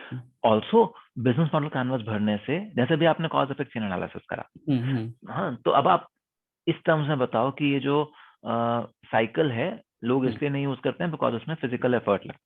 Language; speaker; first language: Hindi; native; Hindi